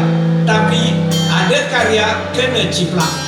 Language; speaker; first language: Malay; native; Malay